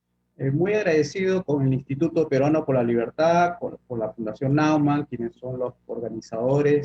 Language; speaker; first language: Spanish; native; Spanish